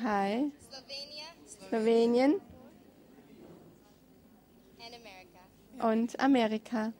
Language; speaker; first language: German; non-native, fluent; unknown